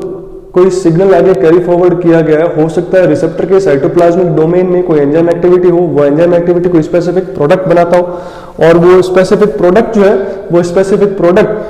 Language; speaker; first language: Hindi; native; Hindi